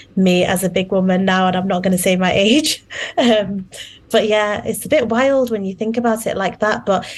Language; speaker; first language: English; native; English